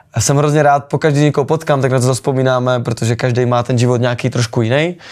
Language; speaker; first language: Czech; native; Czech